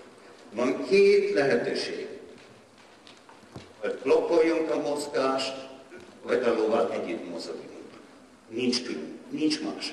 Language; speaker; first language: Hungarian; non-native, learner; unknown